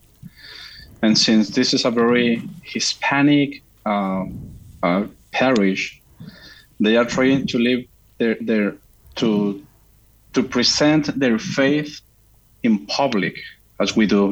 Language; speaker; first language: English; non-native, fluent; Spanish